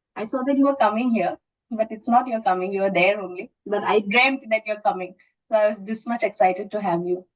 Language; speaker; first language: English; non-native, local second language; Assamese